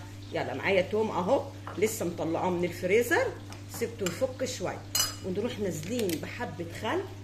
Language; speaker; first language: Arabic; native; Arabic